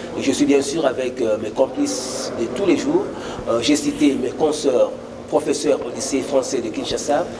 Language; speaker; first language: French; non-native, local second language; Lingala